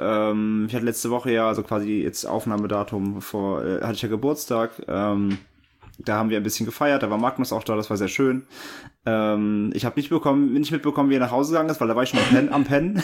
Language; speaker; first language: German; native; German